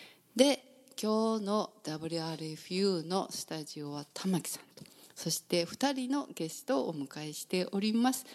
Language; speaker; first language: Japanese; native; Japanese